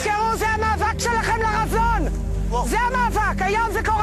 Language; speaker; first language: Hebrew; native; Hebrew